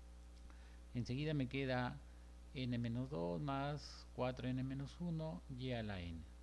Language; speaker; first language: Spanish; native; Spanish